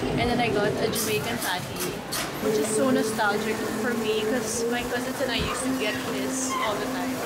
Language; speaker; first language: English; non-native, local second language; Filipino